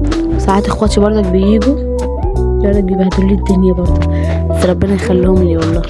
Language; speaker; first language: Arabic; native; Arabic